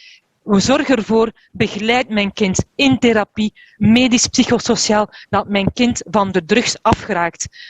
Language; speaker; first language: Dutch; native; Dutch